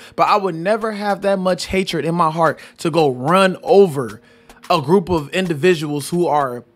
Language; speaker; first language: English; native; English